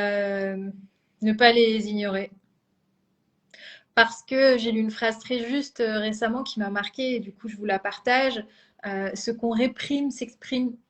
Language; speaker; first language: French; native; French